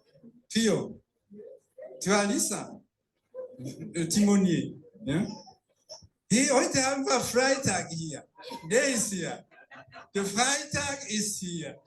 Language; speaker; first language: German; non-native, fluent; Rundi